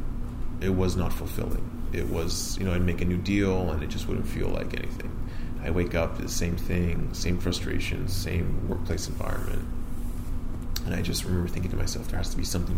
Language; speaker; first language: English; native; English